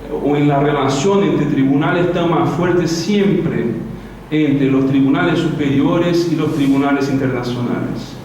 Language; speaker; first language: Spanish; non-native, fluent; Portuguese